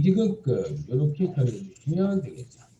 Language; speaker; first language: Korean; native; Korean